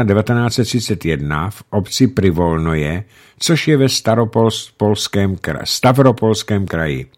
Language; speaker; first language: Czech; native; Czech